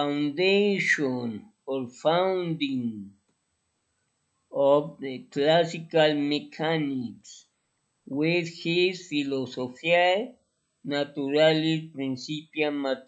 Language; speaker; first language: English; non-native, fluent; Spanish